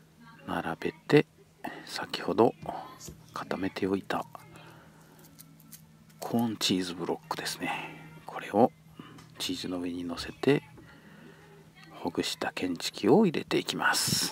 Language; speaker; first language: Japanese; native; Japanese